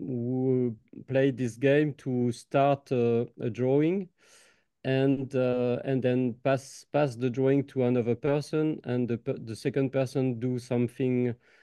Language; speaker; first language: English; non-native, fluent; French